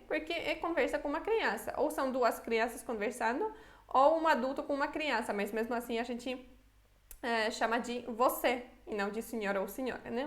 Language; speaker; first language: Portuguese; non-native, fluent; Polish